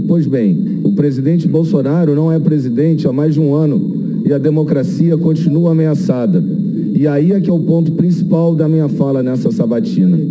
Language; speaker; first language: Portuguese; native; Portuguese